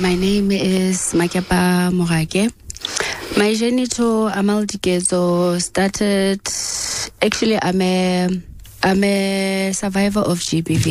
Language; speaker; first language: English; non-native, local second language; Southern Sotho